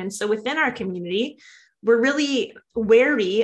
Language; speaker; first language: English; native; English